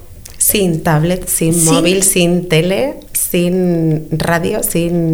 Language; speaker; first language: Spanish; native; Spanish